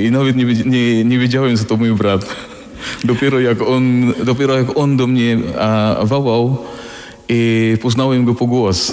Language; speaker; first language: Polish; non-native, learner; Filipino